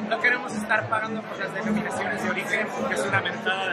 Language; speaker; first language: Spanish; native; Spanish